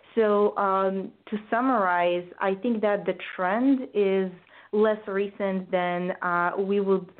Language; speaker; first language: English; non-native, fluent; Bulgarian